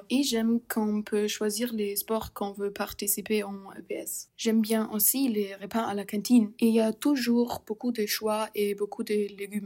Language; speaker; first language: French; non-native, learner; German